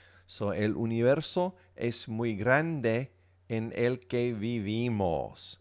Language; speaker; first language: Spanish; non-native, fluent; English